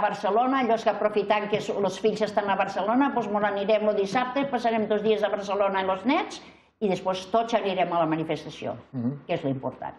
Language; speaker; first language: Catalan; native; Catalan